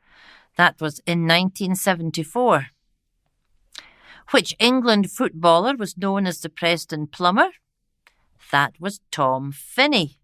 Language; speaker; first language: English; native; English